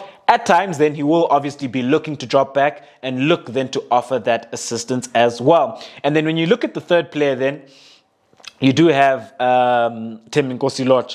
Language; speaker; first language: English; non-native, local second language; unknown